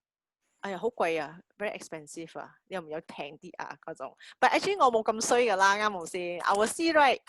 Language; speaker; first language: Chinese; native; Chinese